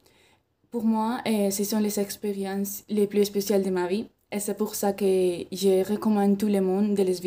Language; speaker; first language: French; non-native, fluent; Spanish